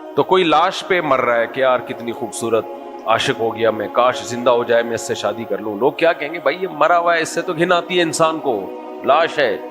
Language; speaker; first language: Urdu; native; Urdu